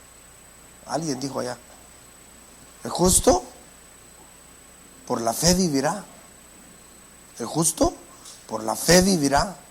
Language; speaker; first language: Spanish; native; Spanish